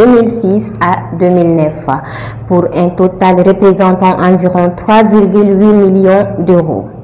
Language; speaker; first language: French; non-native, local second language; Bambara